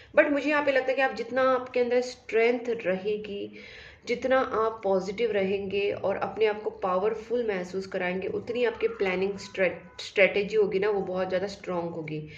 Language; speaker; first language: Hindi; non-native, local second language; Marathi